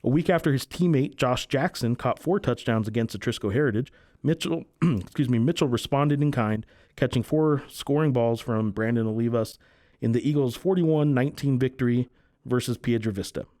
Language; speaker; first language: English; native; English